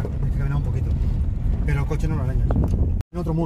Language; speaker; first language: Spanish; native; Spanish